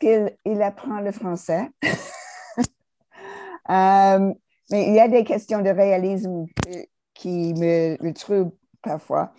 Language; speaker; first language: French; non-native, fluent; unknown